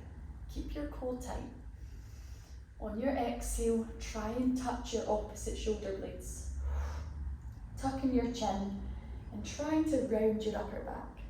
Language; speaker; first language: English; native; English